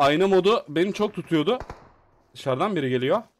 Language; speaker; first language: Turkish; native; Turkish